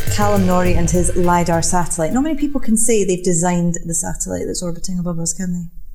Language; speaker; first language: English; native; English